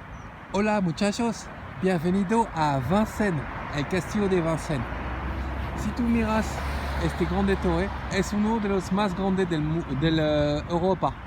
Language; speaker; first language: Spanish; non-native, learner; French